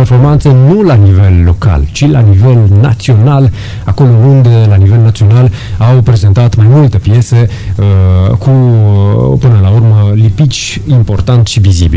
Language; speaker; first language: Romanian; native; Romanian